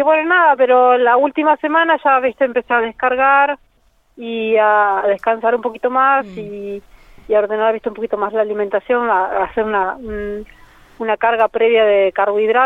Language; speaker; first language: Spanish; native; Spanish